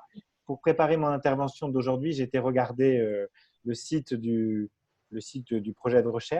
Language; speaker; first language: French; native; French